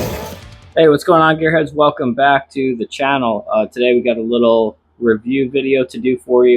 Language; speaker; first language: English; native; English